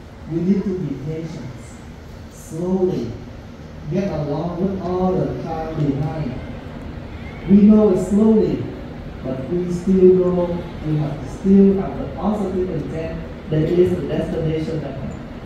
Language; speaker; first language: English; non-native, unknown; Vietnamese